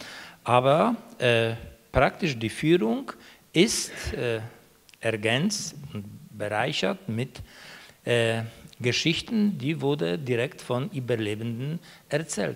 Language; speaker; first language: German; non-native, fluent; Polish